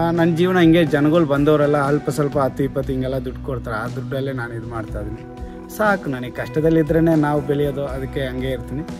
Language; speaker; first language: Kannada; non-native, local second language; Tamil